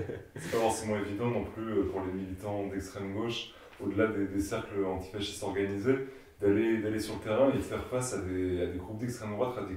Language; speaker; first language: French; native; French